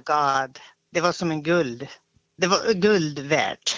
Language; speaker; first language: Swedish; native; Swedish